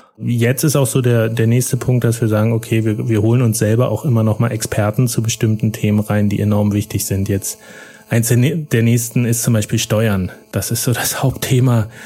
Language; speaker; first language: German; native; German